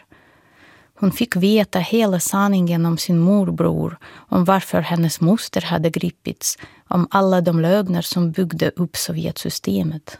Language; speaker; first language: Swedish; non-native, fluent; Russian